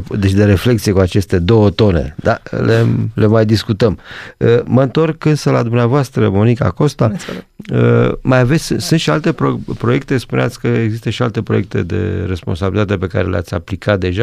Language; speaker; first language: Romanian; native; Romanian